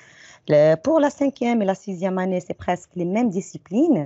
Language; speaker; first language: French; non-native, local second language; Arabic